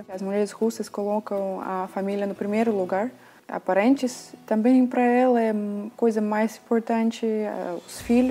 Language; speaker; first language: Portuguese; non-native, fluent; Russian